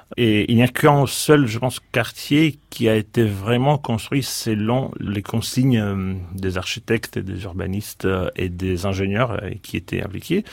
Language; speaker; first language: French; non-native, fluent; Greek